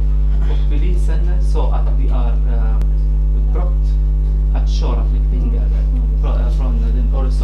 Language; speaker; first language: Swedish; non-native, fluent; Arabic